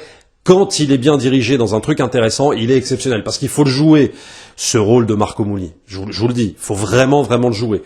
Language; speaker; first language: French; native; French